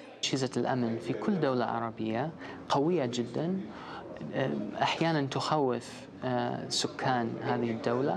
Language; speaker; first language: Arabic; non-native, fluent; English